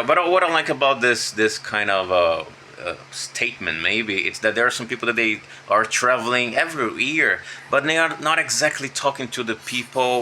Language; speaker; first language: English; non-native, fluent; Portuguese